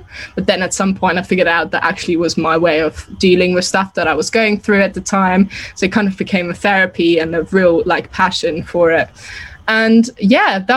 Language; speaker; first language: English; non-native, fluent; German